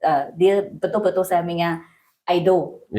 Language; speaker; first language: Indonesian; non-native, learner; Malay